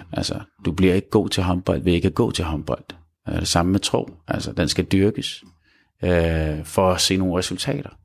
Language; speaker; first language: Danish; early bilingual, other home language; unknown